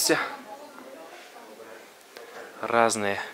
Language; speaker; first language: Russian; native; Russian